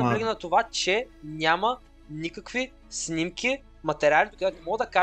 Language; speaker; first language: Bulgarian; native; Bulgarian